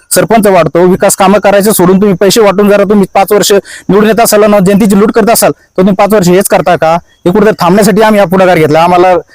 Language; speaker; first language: Marathi; native; Marathi